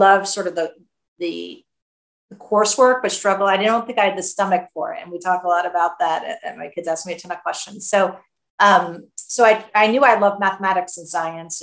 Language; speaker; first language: English; native; English